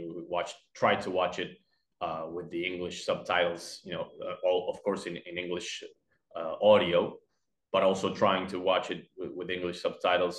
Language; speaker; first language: English; non-native, fluent; Spanish